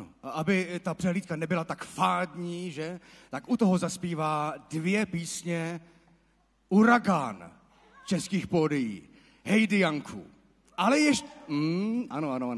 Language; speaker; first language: Czech; native; Czech